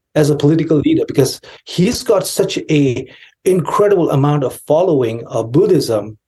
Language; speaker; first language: English; non-native, local second language; Tibetan